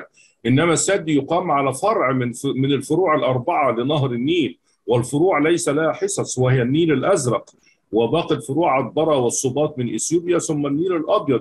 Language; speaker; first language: Arabic; native; Arabic